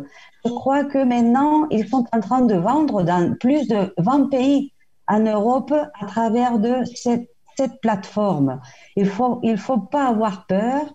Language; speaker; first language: French; non-native, fluent; Spanish